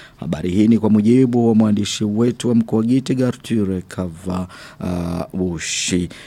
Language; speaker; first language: Swahili; non-native, local second language; Rundi